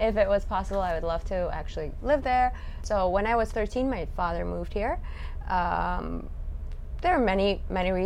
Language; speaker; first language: English; non-native, fluent; Russian